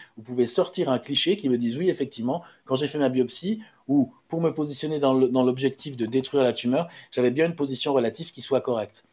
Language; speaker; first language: French; native; French